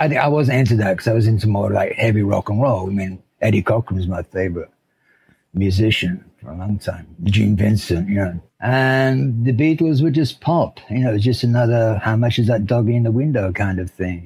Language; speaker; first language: English; native; English